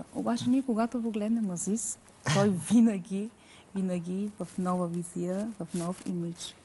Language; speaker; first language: Bulgarian; non-native, local second language; Turkish